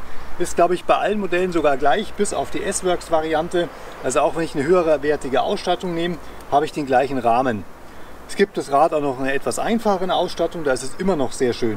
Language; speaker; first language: German; native; German